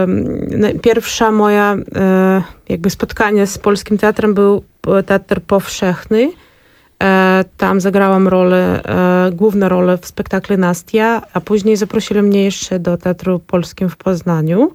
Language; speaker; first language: Polish; non-native, learner; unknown